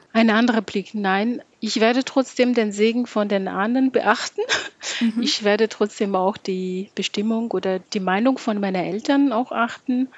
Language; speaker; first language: German; non-native, fluent; Malagasy